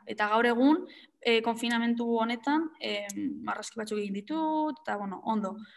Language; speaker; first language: Basque; non-native, local second language; Spanish